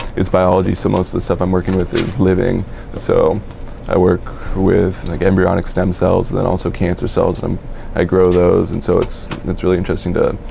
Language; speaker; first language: English; native; English